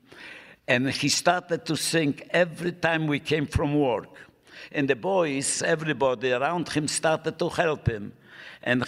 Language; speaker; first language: English; non-native, fluent; Polish